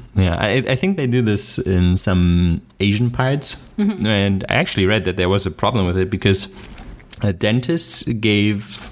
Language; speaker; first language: English; non-native, fluent; German